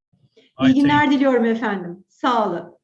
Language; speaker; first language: Turkish; native; Turkish